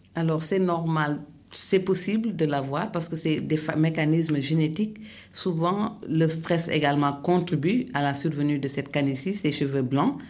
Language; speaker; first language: French; non-native, local second language; Wolof